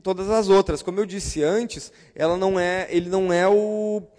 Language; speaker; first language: Portuguese; native; Portuguese